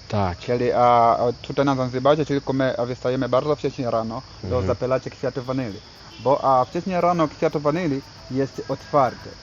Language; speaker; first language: Polish; non-native, fluent; Swahili